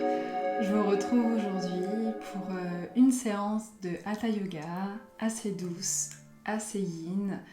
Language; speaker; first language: French; native; French